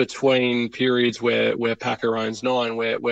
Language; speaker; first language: English; native; English